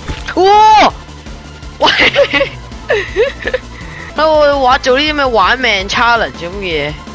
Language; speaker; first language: Chinese; native; Chinese